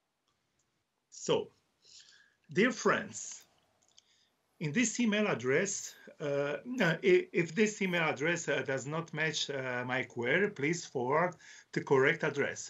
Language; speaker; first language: English; non-native, learner; Croatian